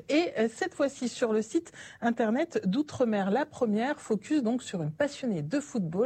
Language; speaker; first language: French; native; French